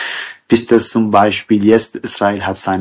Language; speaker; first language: German; non-native, learner; Kurdish